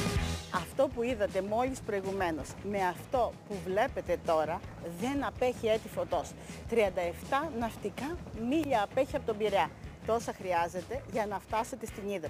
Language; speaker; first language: Greek; native; Greek